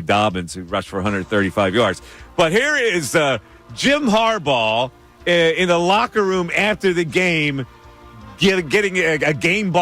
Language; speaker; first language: English; native; English